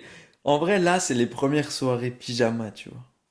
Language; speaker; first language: French; native; French